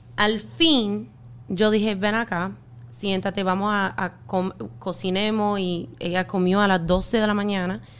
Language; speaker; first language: Spanish; non-native, fluent; English